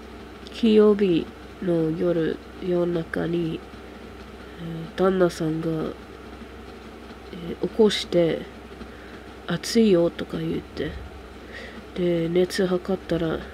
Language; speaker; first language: Japanese; non-native, fluent; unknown